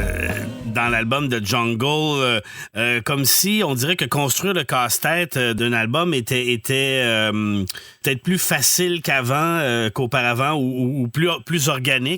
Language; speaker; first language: French; native; French